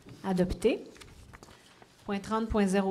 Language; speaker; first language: French; native; French